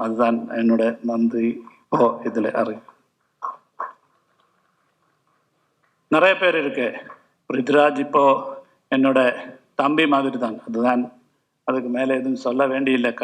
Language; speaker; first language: Tamil; non-native, local second language; Malayalam